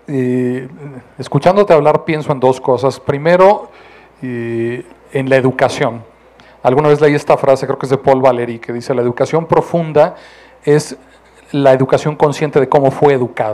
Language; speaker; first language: Spanish; native; Spanish